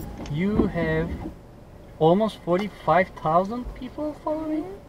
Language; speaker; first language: English; non-native, fluent; Turkish